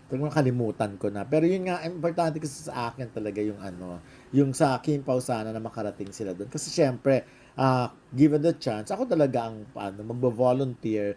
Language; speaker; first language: Filipino; native; Filipino